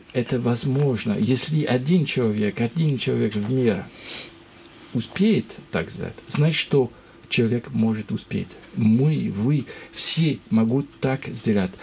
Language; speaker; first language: Russian; non-native, learner; French